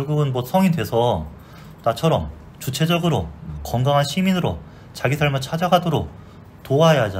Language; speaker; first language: Korean; native; Korean